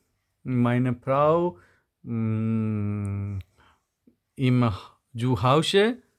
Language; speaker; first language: German; non-native, learner; Hindi